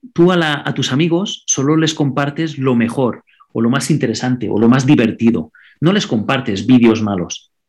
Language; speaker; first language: Spanish; non-native, local second language; Catalan